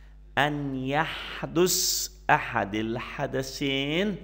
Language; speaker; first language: Arabic; native; Arabic